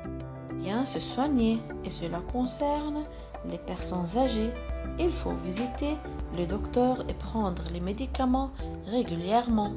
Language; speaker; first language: French; non-native, fluent; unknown